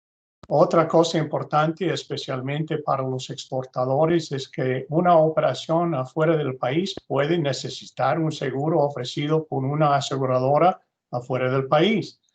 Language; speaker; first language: Spanish; non-native, fluent; English